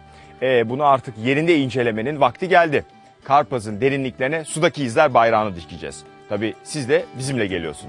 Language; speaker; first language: Turkish; native; Turkish